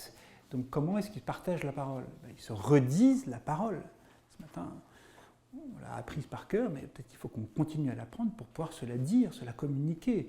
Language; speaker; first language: French; native; French